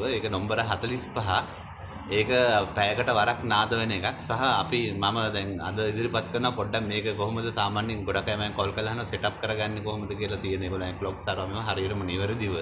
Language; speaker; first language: Sinhala; native; Sinhala